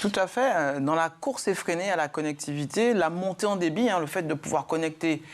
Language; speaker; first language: French; native; French